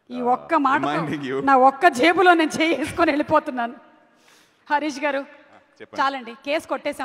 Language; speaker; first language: Telugu; native; Telugu